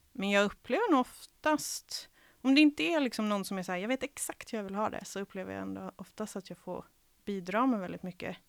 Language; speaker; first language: Swedish; early bilingual, other home language; Serbian